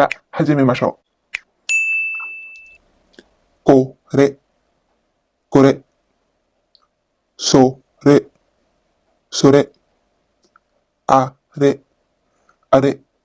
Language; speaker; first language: Japanese; non-native, learner; Filipino